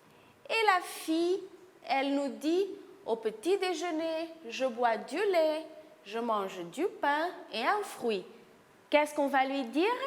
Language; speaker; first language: French; non-native, fluent; Portuguese